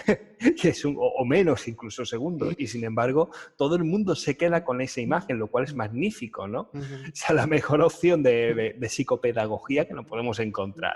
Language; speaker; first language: Spanish; native; Spanish